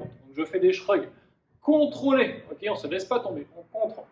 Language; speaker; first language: French; native; French